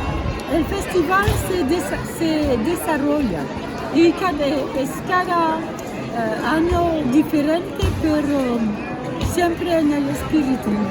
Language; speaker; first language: Spanish; non-native, fluent; French